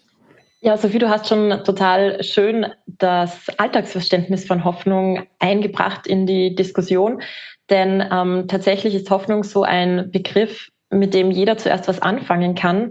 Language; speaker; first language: German; native; German